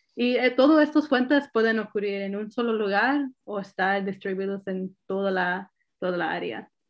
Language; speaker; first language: Spanish; early bilingual, heritage; Spanish